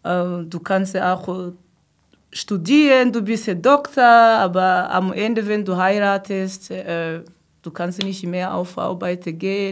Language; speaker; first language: German; non-native, learner; Kinyarwanda